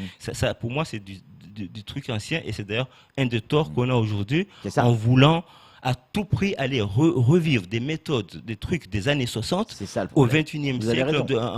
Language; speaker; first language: French; native; French